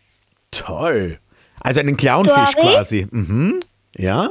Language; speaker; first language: German; native; German